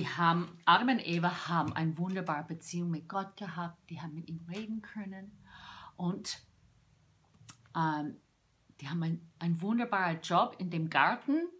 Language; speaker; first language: German; non-native, fluent; English